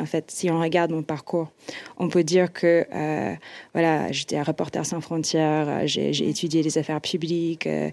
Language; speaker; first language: French; non-native, fluent; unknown